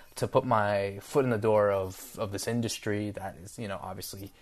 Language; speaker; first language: English; early bilingual, other home language; Spanish